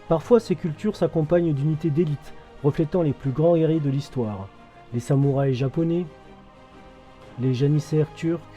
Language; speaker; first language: French; native; French